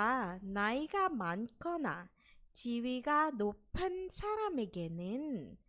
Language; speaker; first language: Korean; non-native, fluent; Indonesian